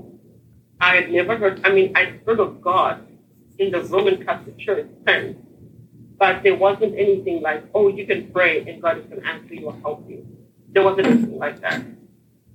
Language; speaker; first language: English; non-native, local second language; Shona